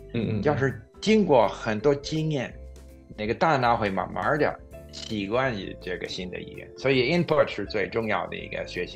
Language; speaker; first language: Chinese; non-native, fluent; English